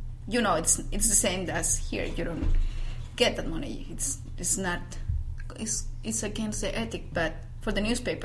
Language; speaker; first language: English; non-native, fluent; Spanish